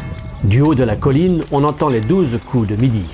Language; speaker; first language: French; native; French